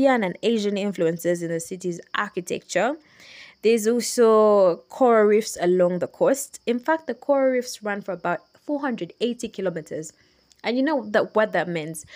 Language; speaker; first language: English; non-native, local second language; Ganda